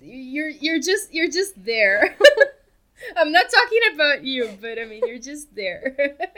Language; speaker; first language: English; non-native, fluent; Portuguese